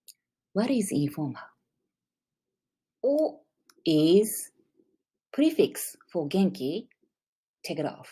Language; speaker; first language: English; non-native, learner; Japanese